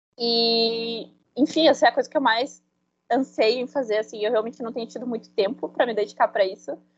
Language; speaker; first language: Portuguese; non-native, fluent; Spanish